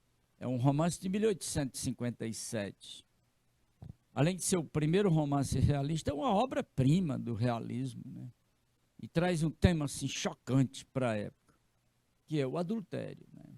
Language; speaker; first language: Portuguese; native; Portuguese